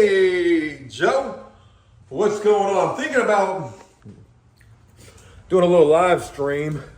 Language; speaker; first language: English; native; English